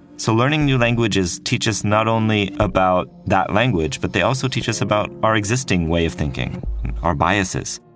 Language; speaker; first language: English; non-native, fluent; French